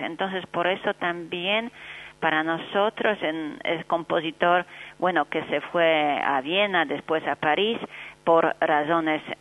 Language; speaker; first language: Spanish; non-native, fluent; Polish